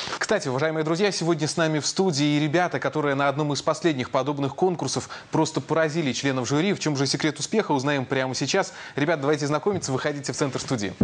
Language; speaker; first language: Russian; native; Russian